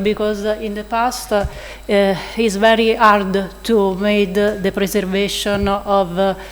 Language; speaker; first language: English; non-native, learner; Italian